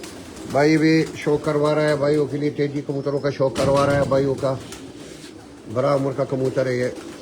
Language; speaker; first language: Hindi; non-native, learner; Arabic